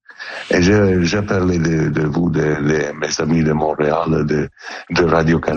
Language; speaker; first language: French; non-native, learner; Italian